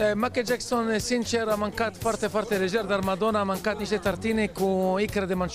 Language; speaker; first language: Romanian; non-native, learner; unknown